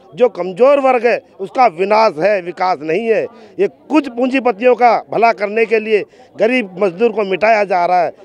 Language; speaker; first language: Hindi; native; Hindi